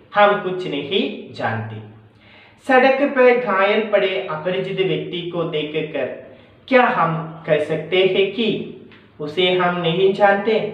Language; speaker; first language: Hindi; non-native, local second language; Malayalam